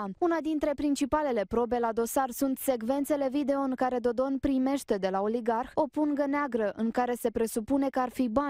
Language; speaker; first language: Romanian; native; Romanian